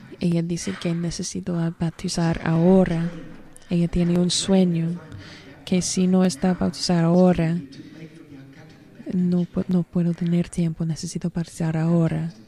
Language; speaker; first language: Spanish; non-native, learner; English